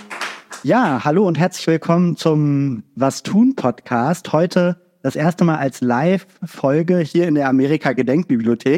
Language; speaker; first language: German; native; German